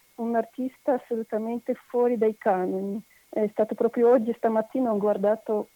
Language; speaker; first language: Italian; non-native, fluent; Russian